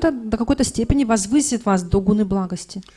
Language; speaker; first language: Russian; native; Russian